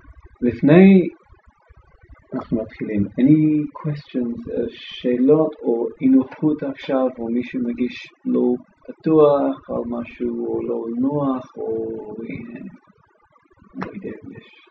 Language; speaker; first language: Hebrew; non-native, fluent; English